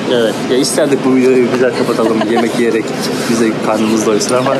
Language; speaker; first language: Turkish; native; Turkish